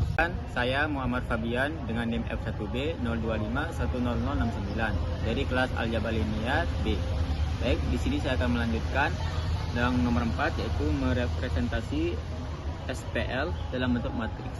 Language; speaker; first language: Indonesian; native; Indonesian